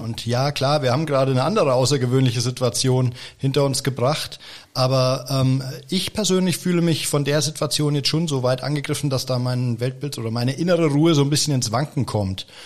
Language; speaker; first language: German; native; German